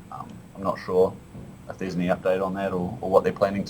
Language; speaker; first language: English; native; English